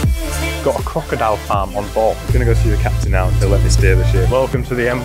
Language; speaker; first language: English; native; English